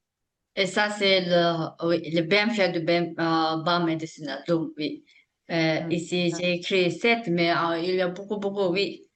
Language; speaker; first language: French; non-native, learner; Tibetan